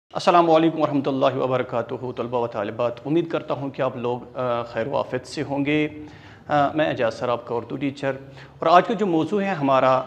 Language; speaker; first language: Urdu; non-native, local second language; Kashmiri